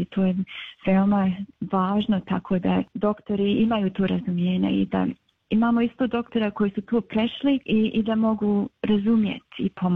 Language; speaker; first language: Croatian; early bilingual, heritage; Bosnian